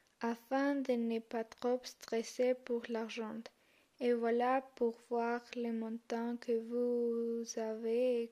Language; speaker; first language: French; non-native, learner; Spanish